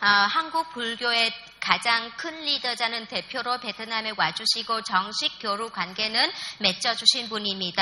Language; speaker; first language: Korean; non-native, fluent; Vietnamese